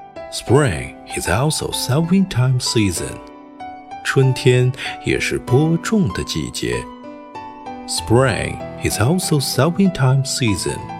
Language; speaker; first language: English; non-native, fluent; Chinese